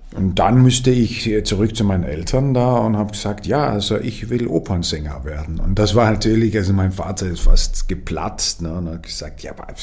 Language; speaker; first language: German; non-native, fluent; Danish